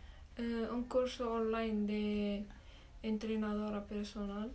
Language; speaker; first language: Spanish; non-native, learner; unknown